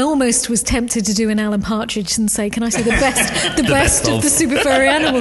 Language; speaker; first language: English; native; English